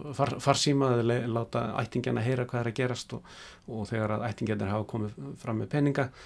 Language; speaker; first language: Icelandic; native; Icelandic